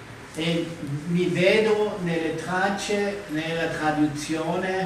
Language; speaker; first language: Italian; non-native, fluent; German